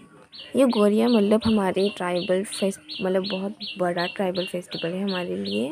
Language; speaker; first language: Hindi; non-native, local second language; Kok Borok